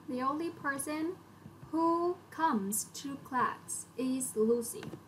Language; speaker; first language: English; non-native, fluent; Vietnamese